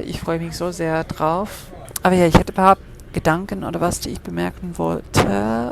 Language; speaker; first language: German; non-native, fluent; English